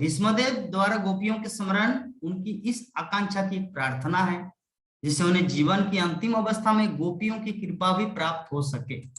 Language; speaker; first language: Hindi; non-native, local second language; Bangla